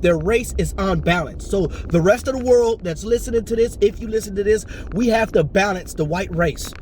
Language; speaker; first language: English; native; English